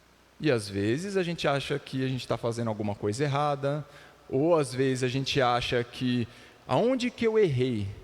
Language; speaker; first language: Portuguese; native; Portuguese